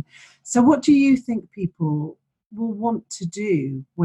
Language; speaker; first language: English; native; English